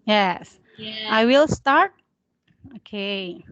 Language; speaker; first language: English; non-native, fluent; Indonesian